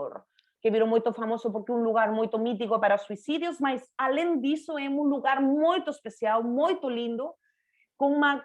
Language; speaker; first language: Portuguese; non-native, fluent; Spanish